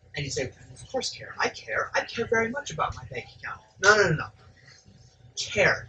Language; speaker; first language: English; native; English